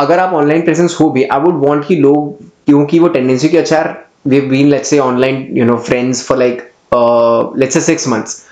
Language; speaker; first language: English; non-native, local second language; Hindi